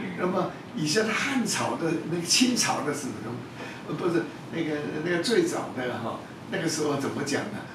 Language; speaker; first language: Chinese; non-native, local second language; Hakka Chinese